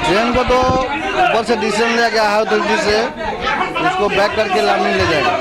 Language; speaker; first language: Hindi; non-native, local second language; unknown